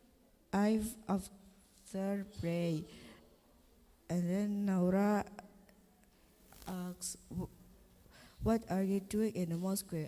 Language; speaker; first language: English; non-native, learner; Indonesian